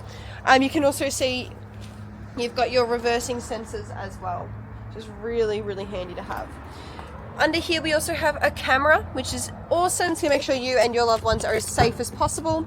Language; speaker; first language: English; native; English